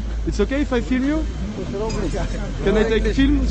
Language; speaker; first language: English; non-native, learner; French